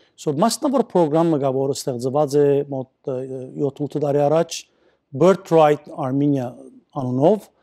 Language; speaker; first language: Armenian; early bilingual, heritage; Armenian